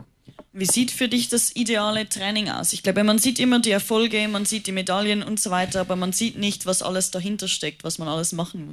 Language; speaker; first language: German; native; German